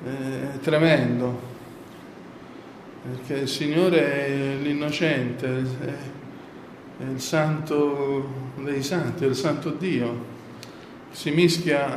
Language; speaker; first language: Italian; native; Italian